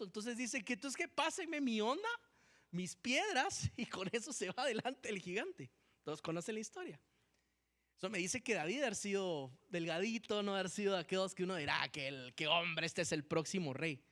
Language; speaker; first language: Spanish; native; Spanish